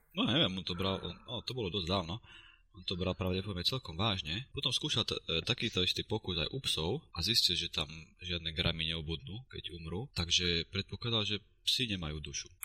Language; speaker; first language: Slovak; native; Slovak